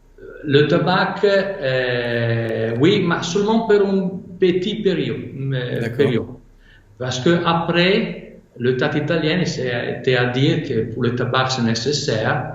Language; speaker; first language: French; non-native, fluent; Italian